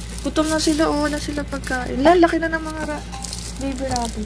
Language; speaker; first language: Filipino; native; Filipino